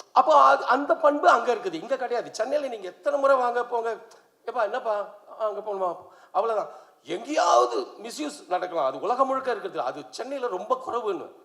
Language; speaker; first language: Tamil; native; Tamil